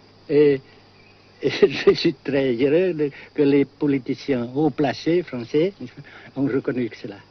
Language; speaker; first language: French; non-native, fluent; Vietnamese